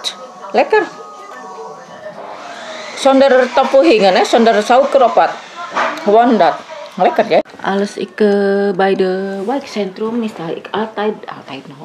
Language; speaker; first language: Dutch; non-native, learner; Indonesian